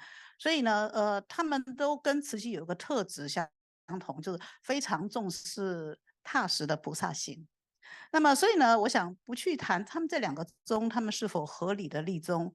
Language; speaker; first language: Chinese; native; Chinese